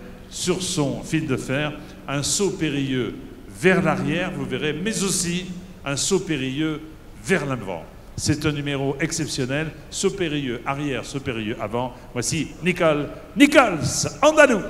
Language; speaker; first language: French; native; French